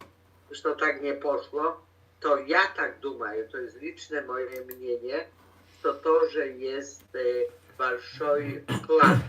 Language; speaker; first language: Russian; non-native, learner; Polish